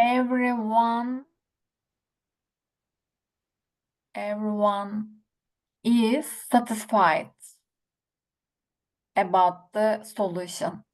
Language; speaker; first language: English; non-native, learner; Turkish